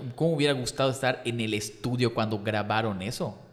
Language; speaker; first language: Spanish; native; Spanish